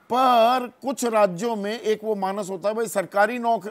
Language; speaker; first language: Hindi; native; Hindi